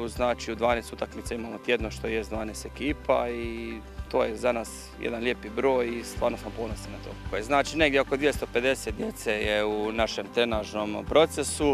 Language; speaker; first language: Croatian; native; Croatian